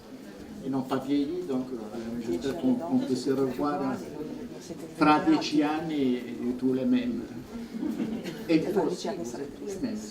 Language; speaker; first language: French; non-native, fluent; Italian